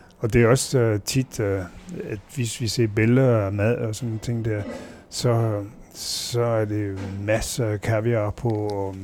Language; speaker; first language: Danish; non-native, fluent; French